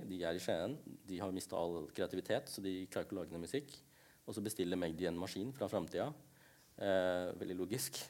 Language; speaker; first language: Norwegian; early bilingual, other home language; Tamil